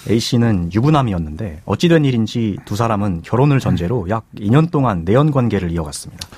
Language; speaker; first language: Korean; native; Korean